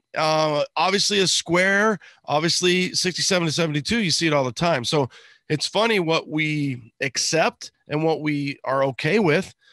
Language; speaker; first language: English; native; English